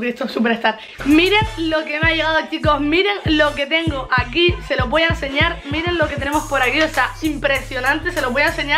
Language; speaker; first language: Spanish; native; Spanish